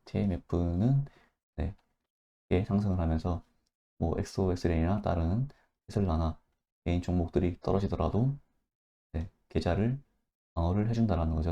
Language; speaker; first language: Korean; native; Korean